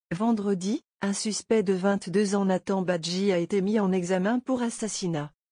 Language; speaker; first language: French; native; French